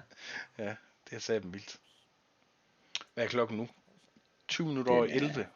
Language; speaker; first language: Danish; native; Danish